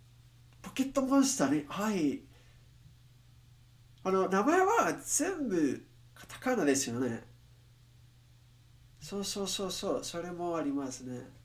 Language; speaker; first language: Japanese; non-native, learner; English